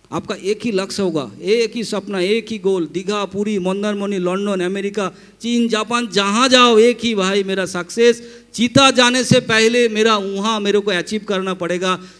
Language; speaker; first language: Hindi; non-native, local second language; Bangla